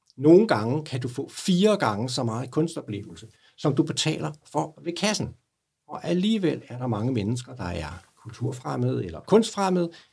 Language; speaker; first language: Danish; native; Danish